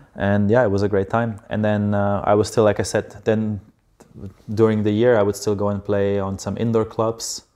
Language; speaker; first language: English; non-native, fluent; Slovenian